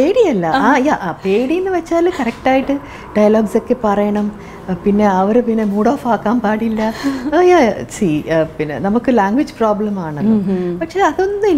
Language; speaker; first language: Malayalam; non-native, fluent; Tamil